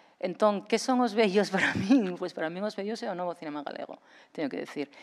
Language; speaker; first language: Galician; non-native, local second language; Spanish